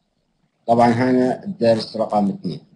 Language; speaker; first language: Arabic; native; Arabic